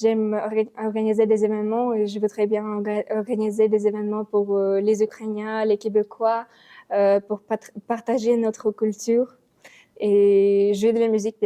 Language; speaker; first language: French; non-native, learner; Ukrainian